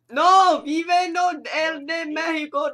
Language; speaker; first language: Spanish; non-native, learner; English